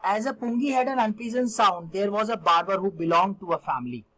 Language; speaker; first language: English; non-native, local second language; Hindi